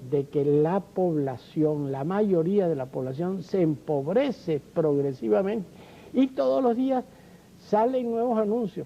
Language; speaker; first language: Spanish; native; Spanish